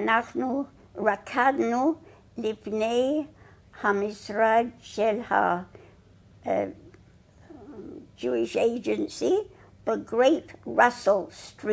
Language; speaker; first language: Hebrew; non-native, fluent; English